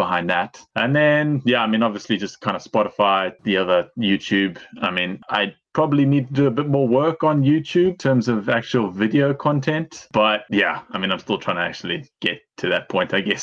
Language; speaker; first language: English; native; English